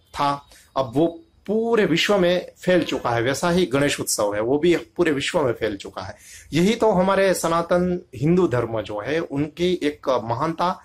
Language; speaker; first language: Hindi; non-native, local second language; Gujarati